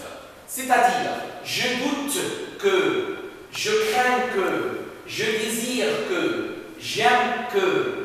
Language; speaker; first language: French; non-native, fluent; Arabic